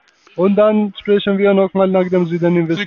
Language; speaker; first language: German; non-native, learner; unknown